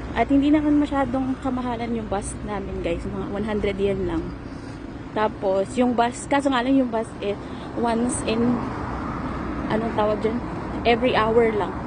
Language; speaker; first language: Filipino; native; Filipino